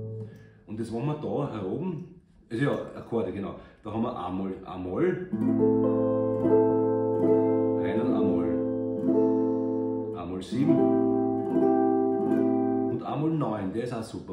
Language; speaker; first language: German; native; German